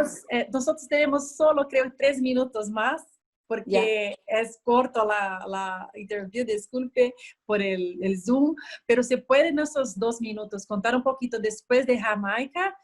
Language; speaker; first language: Spanish; non-native, learner; Portuguese